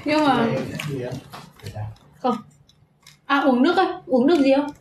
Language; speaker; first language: Vietnamese; native; Vietnamese